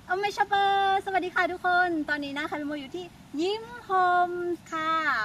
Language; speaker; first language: Thai; non-native, local second language; Karen languages